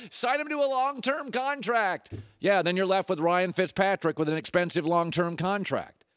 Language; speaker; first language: English; native; English